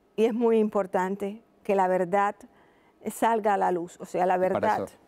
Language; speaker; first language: Spanish; native; Spanish